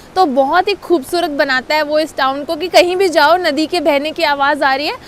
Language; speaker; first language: Hindi; native; Hindi